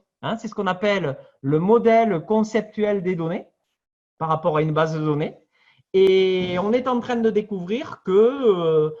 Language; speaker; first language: French; native; French